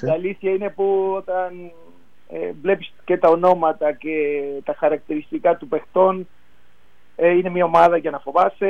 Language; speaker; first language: Greek; non-native, fluent; Spanish